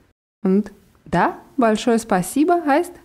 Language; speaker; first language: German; non-native, fluent; Russian